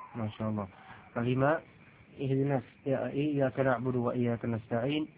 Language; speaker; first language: Arabic; non-native, fluent; Indonesian